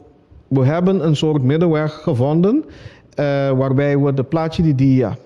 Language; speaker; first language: Dutch; non-native, local second language; Papiamento